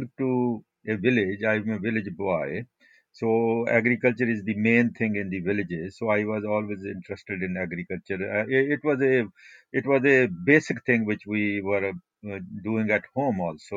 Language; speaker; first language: English; non-native, local second language; Punjabi